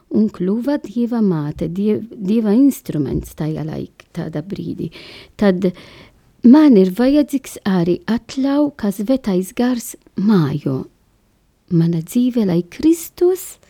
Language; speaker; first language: Latvian; non-native, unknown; Maltese